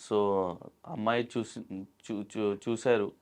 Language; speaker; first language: Telugu; non-native, local second language; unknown